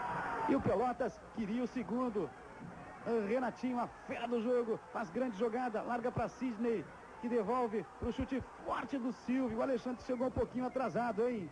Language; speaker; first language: Portuguese; native; Portuguese